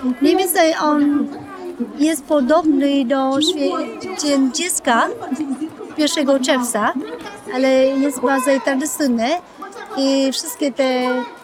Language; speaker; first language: Polish; non-native, learner; Vietnamese